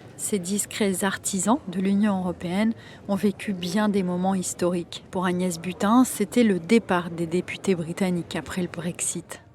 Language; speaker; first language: French; native; French